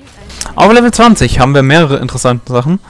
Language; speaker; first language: German; native; German